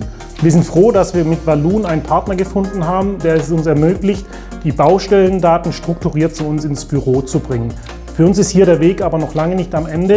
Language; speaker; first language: German; native; German